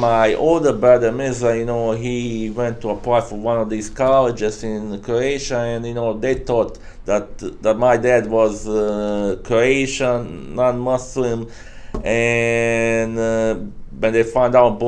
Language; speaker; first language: English; non-native, fluent; Croatian